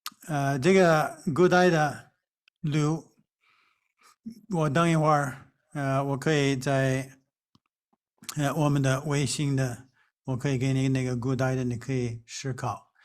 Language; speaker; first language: Chinese; non-native, fluent; English